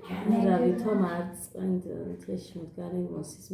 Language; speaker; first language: Georgian; native; Georgian